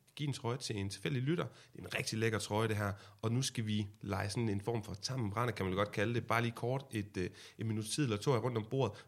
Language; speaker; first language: Danish; native; Danish